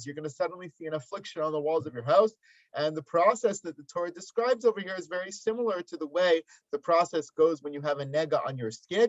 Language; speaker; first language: English; native; English